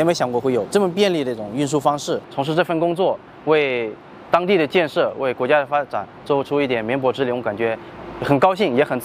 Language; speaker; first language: Chinese; non-native, fluent; Lao